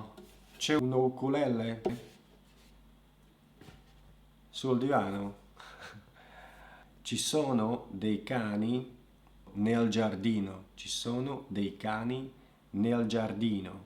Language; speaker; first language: Italian; non-native, fluent; Slovak